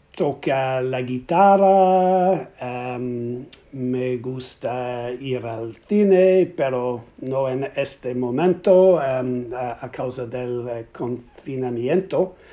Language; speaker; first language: Spanish; non-native, learner; English